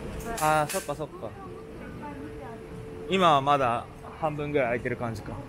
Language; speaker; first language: Japanese; native; Japanese